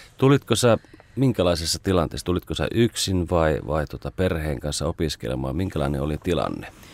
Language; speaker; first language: Finnish; native; Finnish